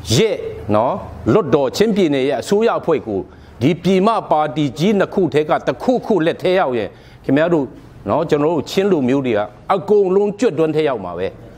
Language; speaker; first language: Burmese; non-native, local second language; Hakha Chin